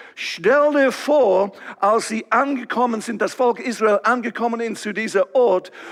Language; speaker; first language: German; non-native, local second language; English